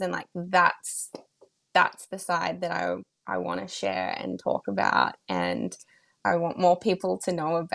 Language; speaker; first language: English; native; English